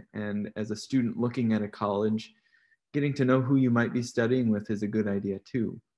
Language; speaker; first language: English; native; English